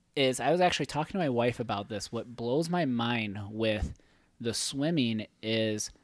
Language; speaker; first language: English; native; English